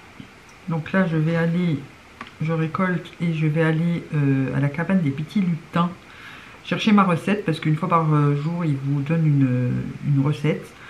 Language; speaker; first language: French; native; French